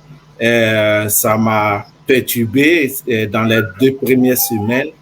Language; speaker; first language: French; non-native, fluent; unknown